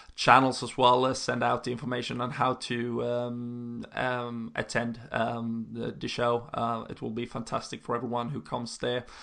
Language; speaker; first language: English; non-native, fluent; Swedish